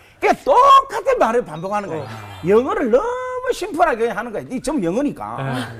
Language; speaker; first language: Korean; native; Korean